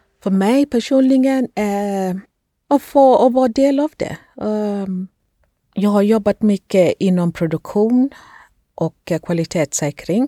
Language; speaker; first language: Swedish; non-native, fluent; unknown